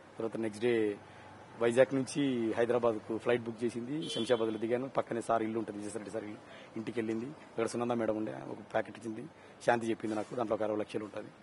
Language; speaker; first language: Telugu; native; Telugu